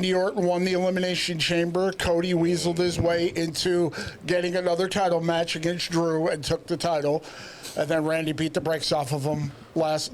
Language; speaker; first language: English; native; English